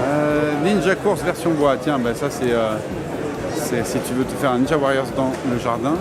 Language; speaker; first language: French; native; French